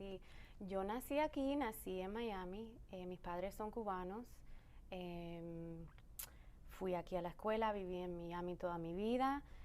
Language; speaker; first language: Spanish; early bilingual, other home language; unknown